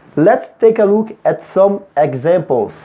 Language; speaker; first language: English; non-native, fluent; Portuguese